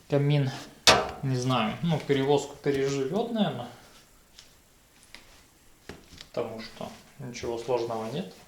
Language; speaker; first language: Russian; native; Russian